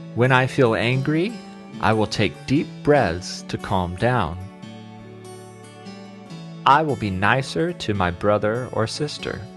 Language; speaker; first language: English; native; English